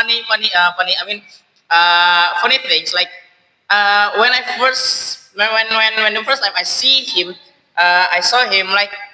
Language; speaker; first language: English; non-native, learner; Indonesian